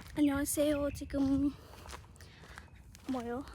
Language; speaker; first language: Korean; non-native, learner; Lao